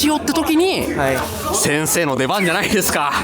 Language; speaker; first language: Japanese; native; Japanese